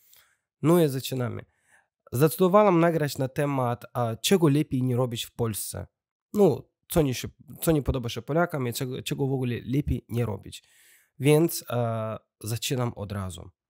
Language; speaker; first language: Polish; non-native, learner; Russian